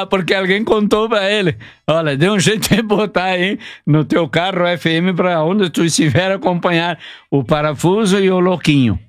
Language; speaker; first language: Portuguese; native; Portuguese